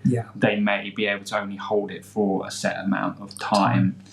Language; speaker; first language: English; native; English